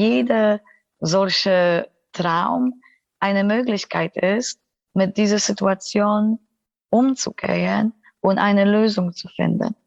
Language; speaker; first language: German; non-native, fluent; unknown